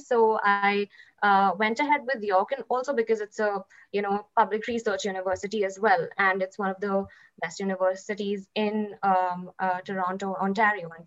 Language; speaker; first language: English; non-native, local second language; Hindi